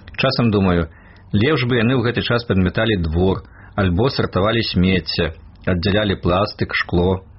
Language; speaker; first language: Belarusian; native; Belarusian